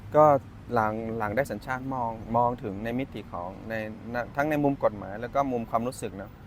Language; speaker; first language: Thai; non-native, local second language; S'gaw Karen